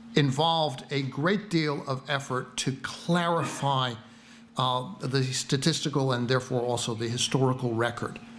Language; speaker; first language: English; native; English